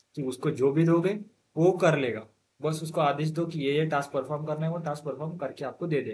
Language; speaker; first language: Hindi; non-native, local second language; Marathi